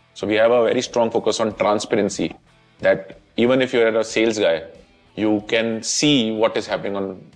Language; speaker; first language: English; non-native, local second language; Hindi